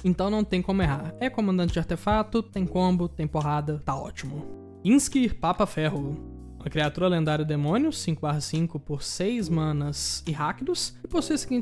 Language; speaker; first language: Portuguese; native; Portuguese